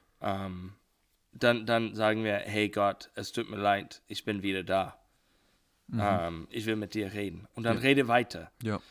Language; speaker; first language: German; non-native, learner; English